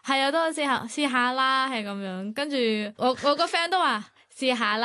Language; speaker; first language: Cantonese; non-native, fluent; Thai